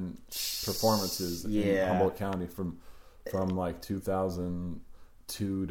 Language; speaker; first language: English; native; English